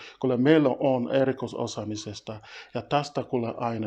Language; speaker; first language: Finnish; non-native, fluent; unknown